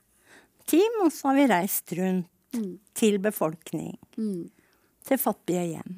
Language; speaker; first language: Norwegian; native; Norwegian